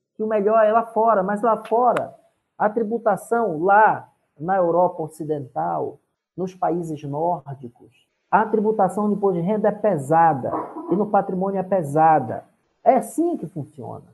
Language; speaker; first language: Portuguese; native; Portuguese